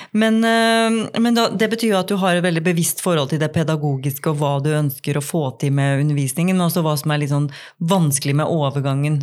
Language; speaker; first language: Norwegian; native; Norwegian